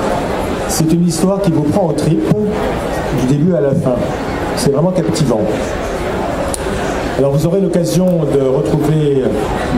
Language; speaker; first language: French; native; French